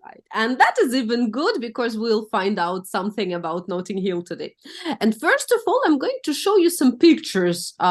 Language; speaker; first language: English; non-native, fluent; Russian